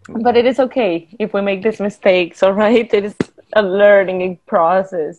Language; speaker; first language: English; non-native, fluent; Spanish